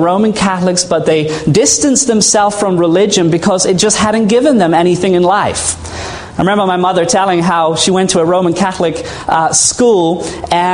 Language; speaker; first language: English; native; English